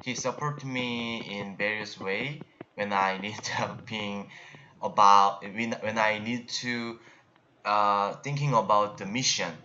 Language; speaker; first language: English; non-native, learner; Korean